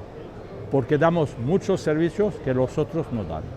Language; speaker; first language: Spanish; non-native, learner; French